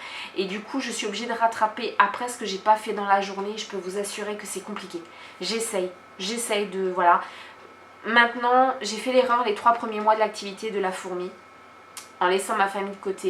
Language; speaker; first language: French; native; French